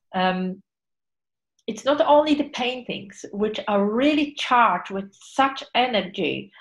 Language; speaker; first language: English; non-native, fluent; Polish